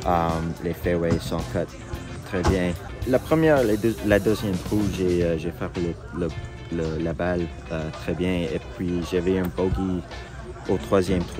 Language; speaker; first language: French; non-native, local second language; English